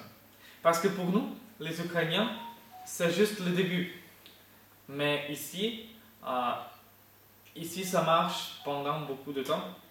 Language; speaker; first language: French; non-native, fluent; Ukrainian